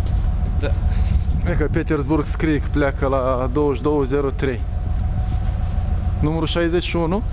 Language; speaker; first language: Romanian; native; Romanian